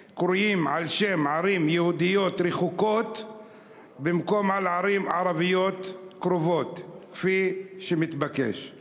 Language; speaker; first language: Hebrew; non-native, local second language; Arabic